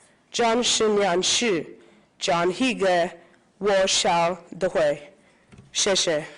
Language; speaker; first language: Chinese; non-native, learner; English